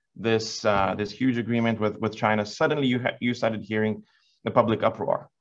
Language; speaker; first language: English; non-native, fluent; Lithuanian